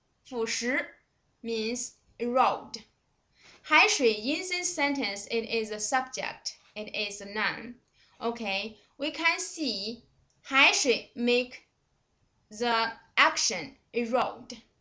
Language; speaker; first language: English; non-native, fluent; Chinese